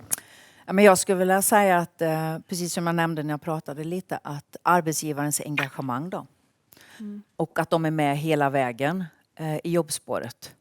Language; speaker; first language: Swedish; native; Swedish